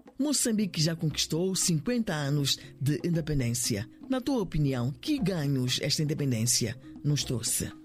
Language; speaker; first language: Portuguese; native; Portuguese